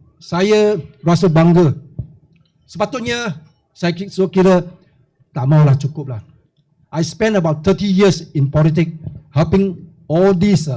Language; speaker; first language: Malay; non-native, local second language; Chinese